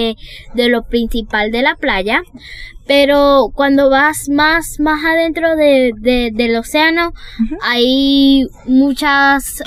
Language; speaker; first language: Spanish; early bilingual, heritage; Spanish